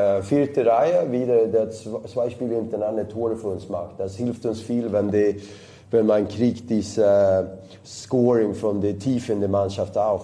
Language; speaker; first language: German; non-native, fluent; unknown